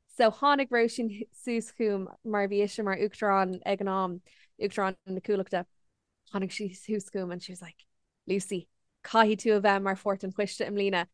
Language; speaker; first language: Irish; non-native, local second language; English